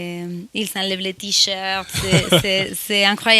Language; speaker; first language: French; non-native, fluent; Spanish